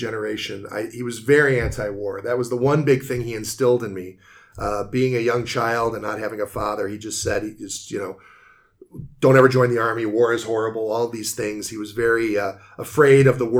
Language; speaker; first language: English; native; English